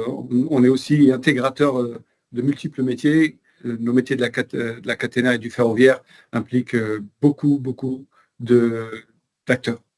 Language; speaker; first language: French; native; French